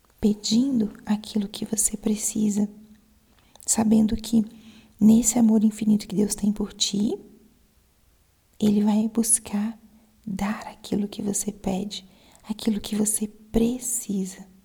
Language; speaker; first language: Portuguese; native; Portuguese